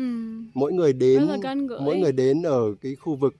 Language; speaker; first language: Vietnamese; native; Vietnamese